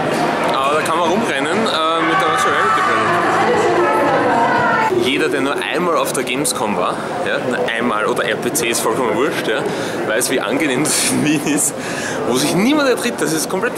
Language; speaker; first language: German; native; German